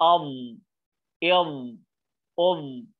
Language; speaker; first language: Arabic; non-native, learner; Oromo